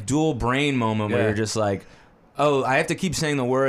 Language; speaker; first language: English; native; English